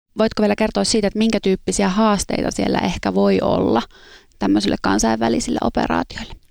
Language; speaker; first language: Finnish; native; Finnish